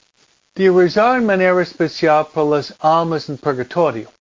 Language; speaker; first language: Spanish; non-native, fluent; English